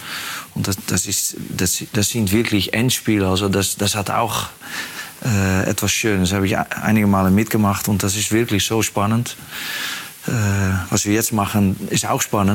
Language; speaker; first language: German; non-native, fluent; Dutch